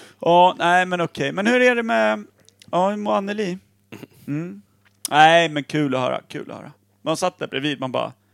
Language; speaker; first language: Swedish; native; Swedish